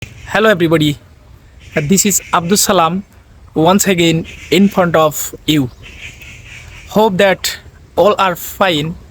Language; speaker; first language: English; non-native, learner; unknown